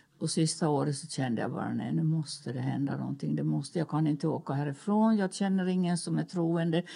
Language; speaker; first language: Swedish; native; Swedish